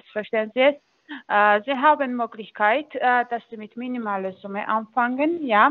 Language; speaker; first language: German; non-native, fluent; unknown